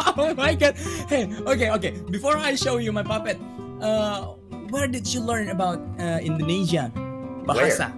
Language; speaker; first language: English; non-native, learner; Indonesian